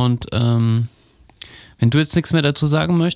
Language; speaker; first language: German; native; German